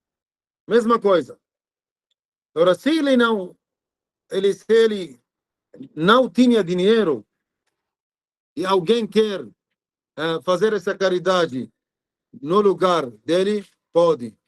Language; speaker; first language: Portuguese; non-native, fluent; Arabic